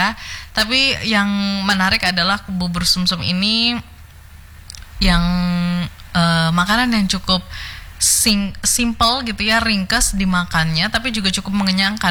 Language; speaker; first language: Indonesian; native; Indonesian